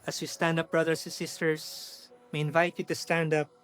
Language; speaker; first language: English; non-native, local second language; Filipino